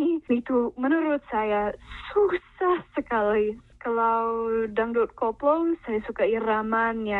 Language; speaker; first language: Indonesian; non-native, fluent; English